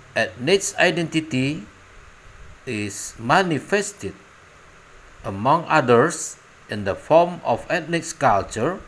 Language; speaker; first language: English; non-native, fluent; Indonesian